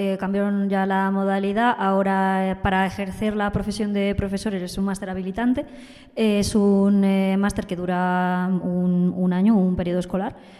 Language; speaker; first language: Spanish; native; Spanish